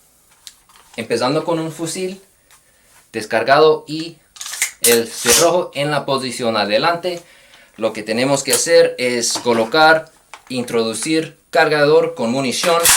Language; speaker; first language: Spanish; non-native, fluent; English